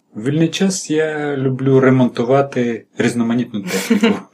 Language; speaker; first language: Ukrainian; native; Ukrainian